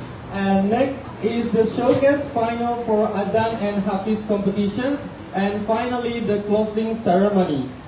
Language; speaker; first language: English; non-native, fluent; Indonesian